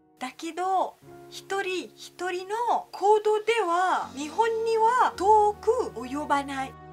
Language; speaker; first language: Japanese; non-native, fluent; Malay